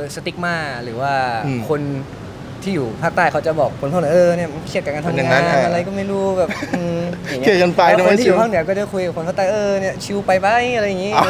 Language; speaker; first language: Thai; non-native, fluent; Italian